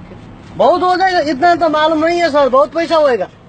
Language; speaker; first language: Hindi; non-native, learner; Nepali